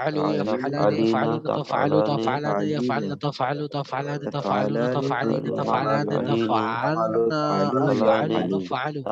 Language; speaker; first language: Arabic; non-native, learner; Bangla